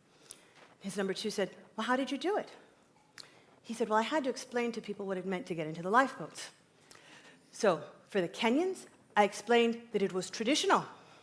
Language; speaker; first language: English; native; English